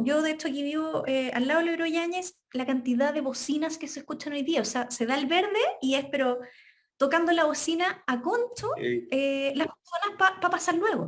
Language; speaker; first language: Spanish; native; Spanish